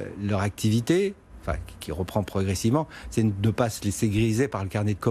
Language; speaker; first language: French; native; French